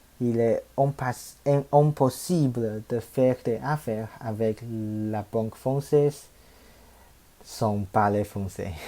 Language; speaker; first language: French; non-native, learner; Chinese